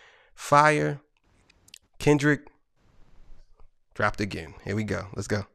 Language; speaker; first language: English; native; English